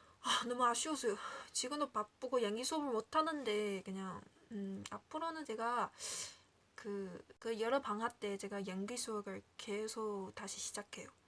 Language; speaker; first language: Korean; non-native, learner; Chinese